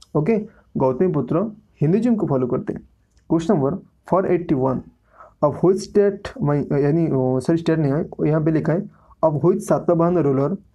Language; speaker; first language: Hindi; native; Hindi